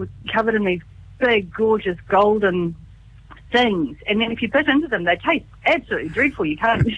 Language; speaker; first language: English; native; English